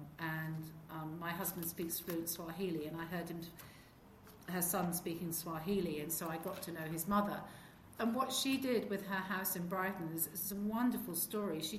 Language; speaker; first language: English; native; English